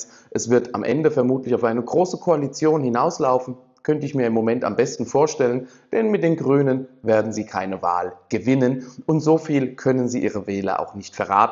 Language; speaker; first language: German; native; German